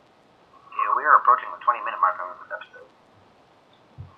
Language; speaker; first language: English; native; English